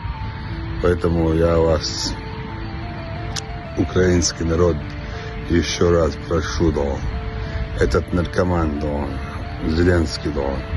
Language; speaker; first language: Russian; non-native, local second language; Chechen